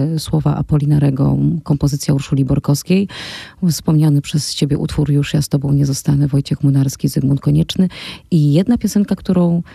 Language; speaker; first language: Polish; native; Polish